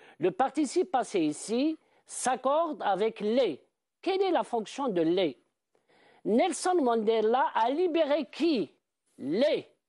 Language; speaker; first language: French; non-native, local second language; Arabic